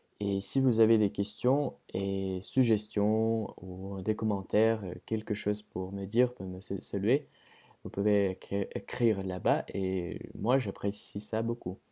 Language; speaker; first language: French; non-native, fluent; Russian